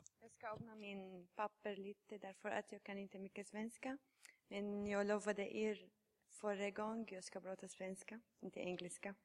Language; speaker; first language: Swedish; non-native, learner; Arabic